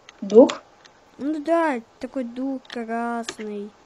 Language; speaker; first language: Russian; native; Russian